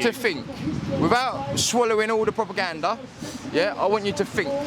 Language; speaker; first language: English; native; English